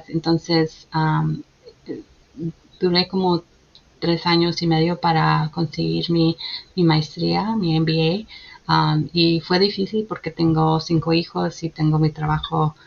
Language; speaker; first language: Spanish; early bilingual, heritage; Spanish